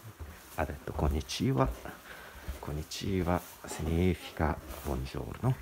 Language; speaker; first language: Italian; non-native, learner; Japanese